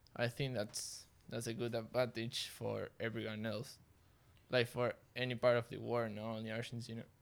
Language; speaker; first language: English; non-native, fluent; Spanish